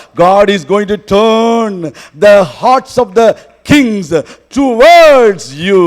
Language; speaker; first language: English; non-native, local second language; Tamil